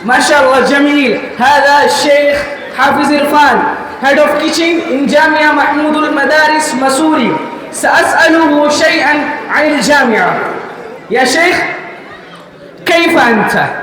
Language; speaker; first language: Arabic; non-native, learner; Urdu